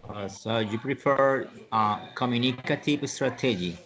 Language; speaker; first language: English; non-native, learner; Spanish